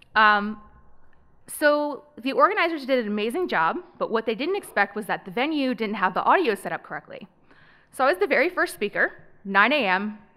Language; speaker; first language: English; native; English